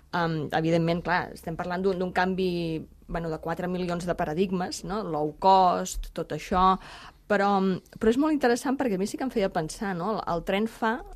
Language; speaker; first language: Catalan; native; Catalan